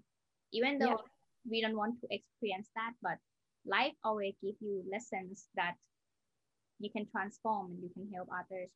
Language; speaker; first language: English; non-native, learner; Thai